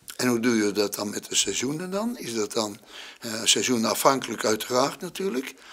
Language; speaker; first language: Dutch; native; Dutch